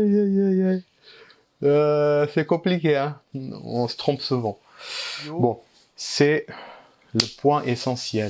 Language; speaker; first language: French; early bilingual, heritage; Portuguese